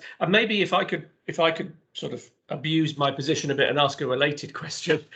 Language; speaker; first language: English; native; English